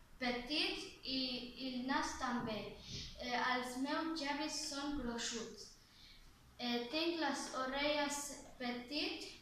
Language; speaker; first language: Catalan; early bilingual, other home language; Arabic